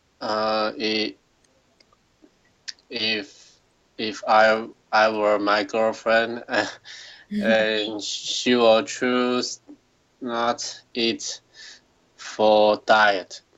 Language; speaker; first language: English; non-native, learner; Chinese